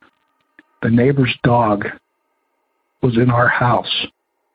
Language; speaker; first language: English; native; English